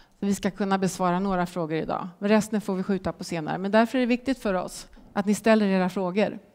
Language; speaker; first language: Swedish; native; Swedish